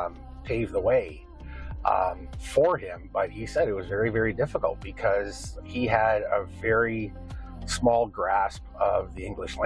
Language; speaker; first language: English; non-native, fluent; Ukrainian